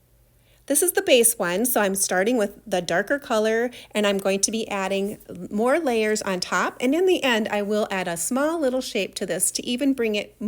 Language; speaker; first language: English; native; English